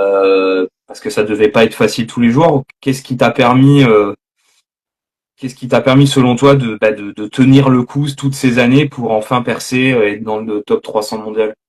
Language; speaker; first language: French; native; French